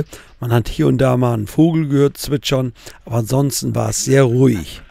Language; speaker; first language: German; native; German